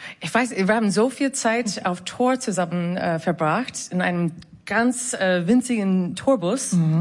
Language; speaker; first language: German; non-native, fluent; English